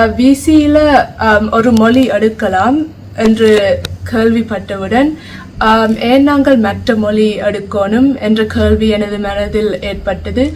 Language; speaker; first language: Tamil; early bilingual, heritage; Tamil